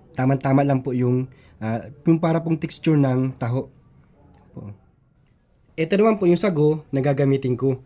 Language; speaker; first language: Filipino; native; Filipino